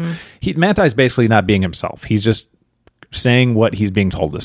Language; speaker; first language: English; native; English